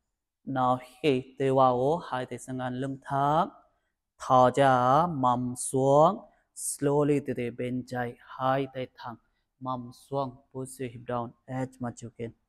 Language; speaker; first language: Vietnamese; non-native, learner; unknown